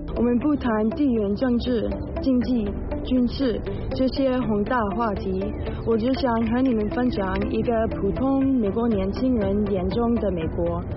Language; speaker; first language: Chinese; non-native, fluent; English